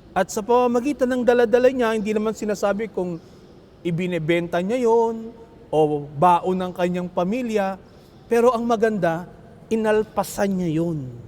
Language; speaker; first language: Filipino; native; Filipino